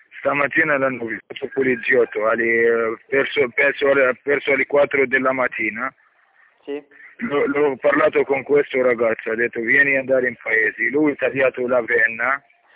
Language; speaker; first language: Italian; non-native, learner; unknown